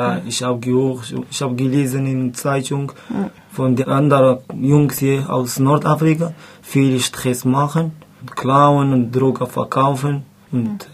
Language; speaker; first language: German; non-native, learner; Arabic